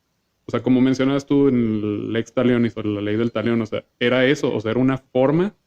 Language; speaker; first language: Spanish; native; Spanish